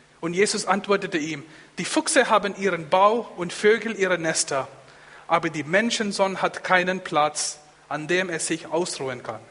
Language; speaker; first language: German; non-native, fluent; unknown